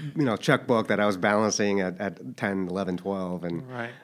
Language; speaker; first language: English; early bilingual, other home language; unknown